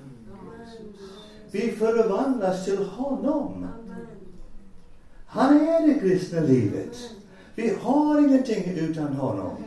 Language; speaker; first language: Swedish; non-native, fluent; English